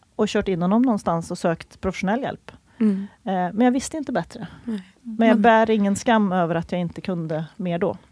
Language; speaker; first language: Swedish; native; Swedish